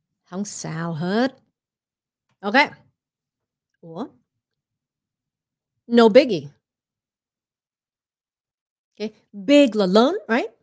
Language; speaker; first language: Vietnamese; early bilingual, heritage; Vietnamese